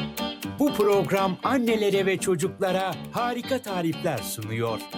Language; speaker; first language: Turkish; native; Turkish